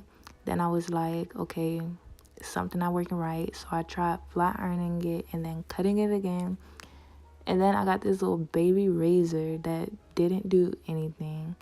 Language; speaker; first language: English; native; English